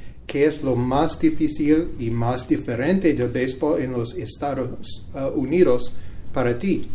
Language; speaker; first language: Spanish; non-native, learner; English